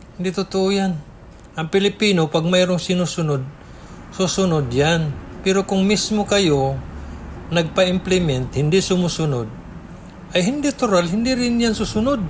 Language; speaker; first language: Filipino; native; Filipino